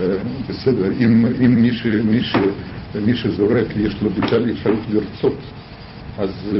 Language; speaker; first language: Hebrew; non-native, fluent; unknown